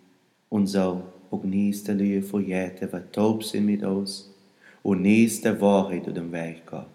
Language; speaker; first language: German; non-native, learner; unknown